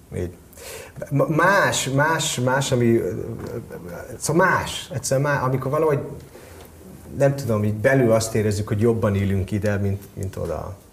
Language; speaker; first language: Hungarian; early bilingual, heritage; Hungarian